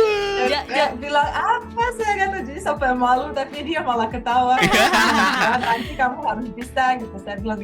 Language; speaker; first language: Indonesian; non-native, fluent; Russian